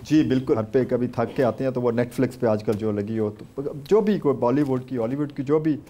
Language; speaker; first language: Urdu; non-native, local second language; Saraiki